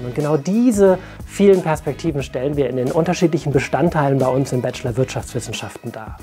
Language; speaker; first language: German; native; German